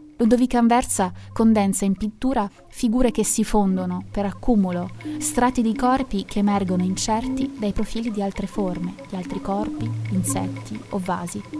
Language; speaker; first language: Italian; native; Italian